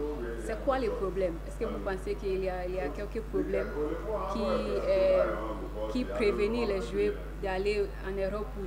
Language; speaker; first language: French; non-native, learner; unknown